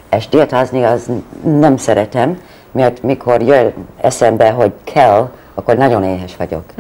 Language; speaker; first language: Hungarian; non-native, fluent; English